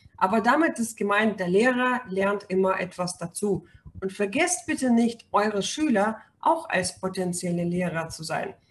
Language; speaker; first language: German; non-native, fluent; Russian